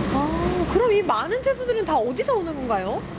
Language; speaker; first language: Korean; native; Korean